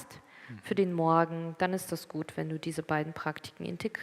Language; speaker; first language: German; native; German